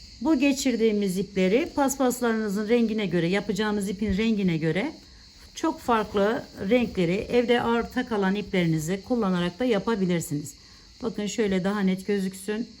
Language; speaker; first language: Turkish; native; Turkish